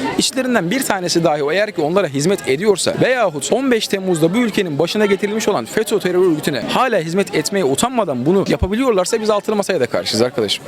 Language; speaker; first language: Turkish; native; Turkish